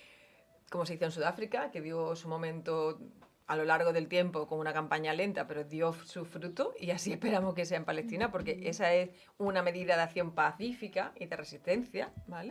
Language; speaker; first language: Spanish; native; Spanish